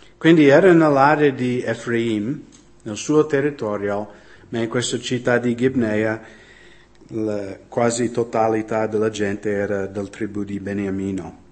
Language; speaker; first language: Italian; non-native, fluent; English